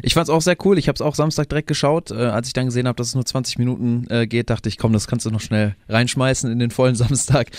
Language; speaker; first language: German; native; German